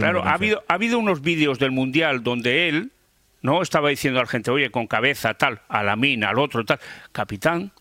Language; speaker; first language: Spanish; native; Spanish